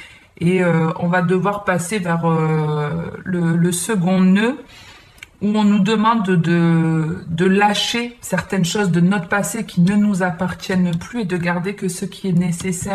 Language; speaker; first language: French; native; French